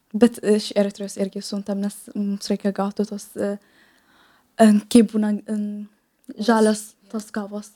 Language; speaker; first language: Lithuanian; non-native, learner; Tigrinya